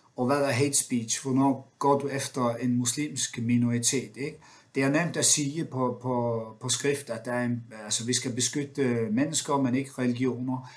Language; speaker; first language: Danish; non-native, local second language; Faroese